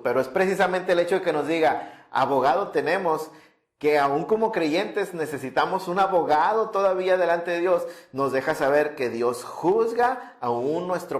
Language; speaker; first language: Spanish; native; Spanish